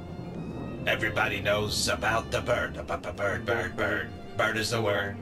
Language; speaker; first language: English; native; English